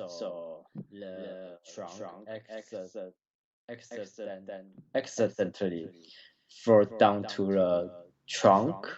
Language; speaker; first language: English; non-native, learner; Chinese